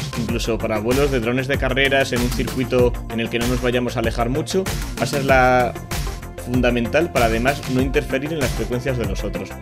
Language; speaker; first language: Spanish; native; Spanish